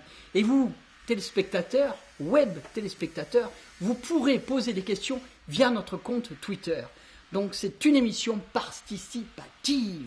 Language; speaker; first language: French; native; French